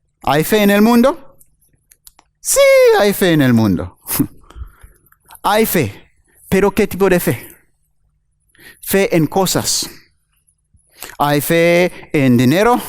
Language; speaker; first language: Spanish; non-native, learner; English